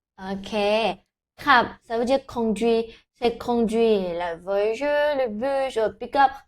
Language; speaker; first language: French; non-native, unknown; Thai